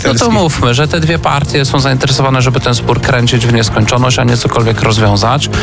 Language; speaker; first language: Polish; native; Polish